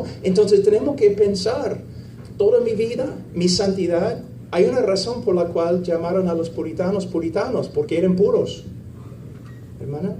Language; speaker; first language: Spanish; non-native, fluent; English